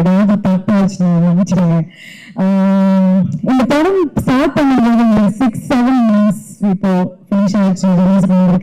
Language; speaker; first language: Tamil; non-native, learner; English